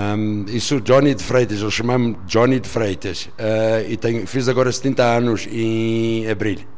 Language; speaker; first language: Portuguese; native; Portuguese